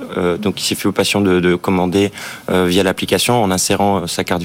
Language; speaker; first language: French; native; French